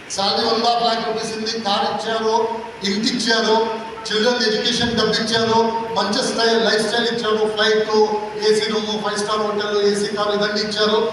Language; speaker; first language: Telugu; non-native, local second language; Tulu